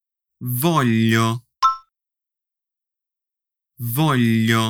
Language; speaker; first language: Italian; non-native, fluent; Portuguese